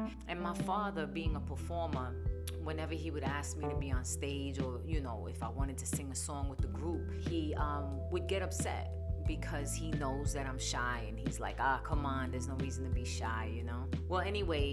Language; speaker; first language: English; native; English